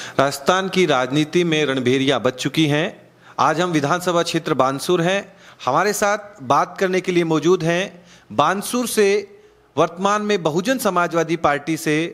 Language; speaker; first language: Hindi; native; Hindi